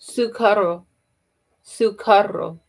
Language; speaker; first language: Spanish; non-native, learner; English